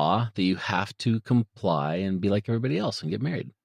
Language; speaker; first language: English; native; English